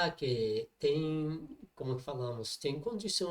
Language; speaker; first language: Portuguese; non-native, learner; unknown